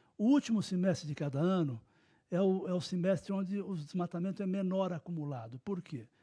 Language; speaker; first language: Portuguese; native; Portuguese